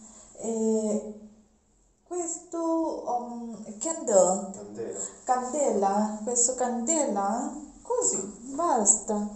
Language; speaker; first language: Italian; non-native, learner; Mizo